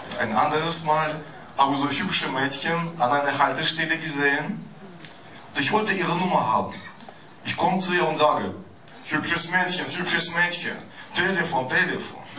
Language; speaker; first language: German; non-native, fluent; Russian